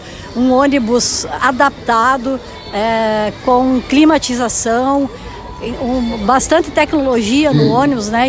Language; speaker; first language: Portuguese; native; Portuguese